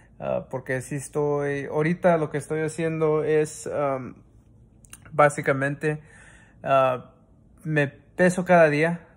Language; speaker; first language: Spanish; early bilingual, heritage; Spanish